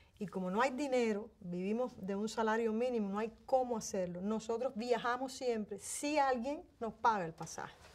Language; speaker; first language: Spanish; native; Spanish